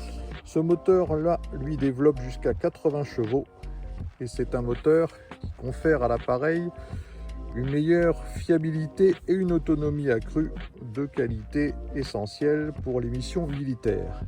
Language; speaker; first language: French; native; French